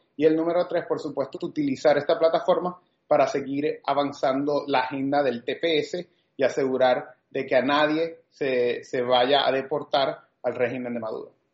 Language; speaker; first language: Spanish; native; Spanish